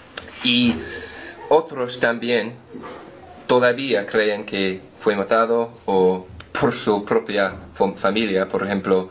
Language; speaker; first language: Spanish; non-native, learner; English